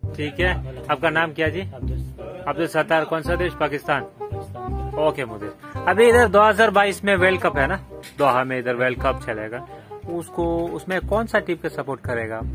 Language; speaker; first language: Hindi; non-native, local second language; Malayalam